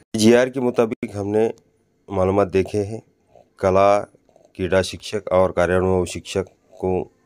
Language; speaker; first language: Hindi; non-native, local second language; Marathi